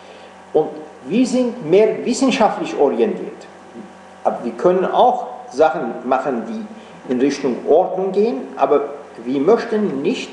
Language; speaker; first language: German; non-native, fluent; Persian